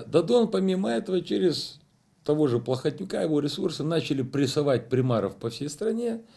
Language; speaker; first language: Russian; non-native, local second language; Romanian